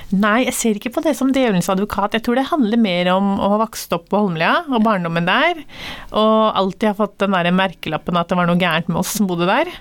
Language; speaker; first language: Norwegian; early bilingual, other home language; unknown